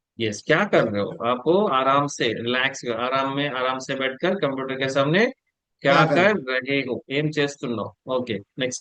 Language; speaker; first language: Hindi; non-native, local second language; Telugu